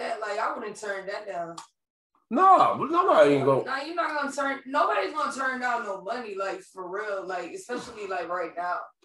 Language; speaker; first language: English; native; English